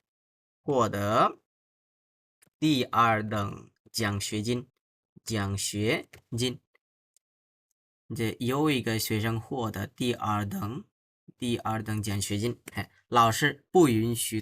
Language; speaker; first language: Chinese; non-native, fluent; Bangla